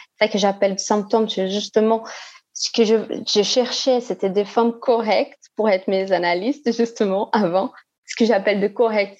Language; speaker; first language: French; non-native, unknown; Portuguese